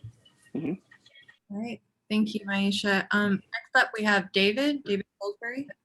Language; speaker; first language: English; native; English